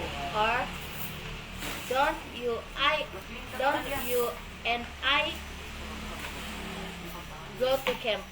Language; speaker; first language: English; non-native, learner; Indonesian